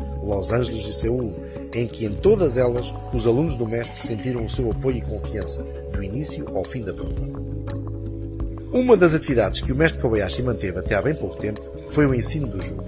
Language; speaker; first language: Portuguese; native; Portuguese